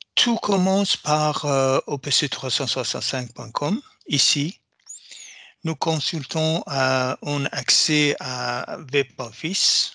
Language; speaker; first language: French; non-native, fluent; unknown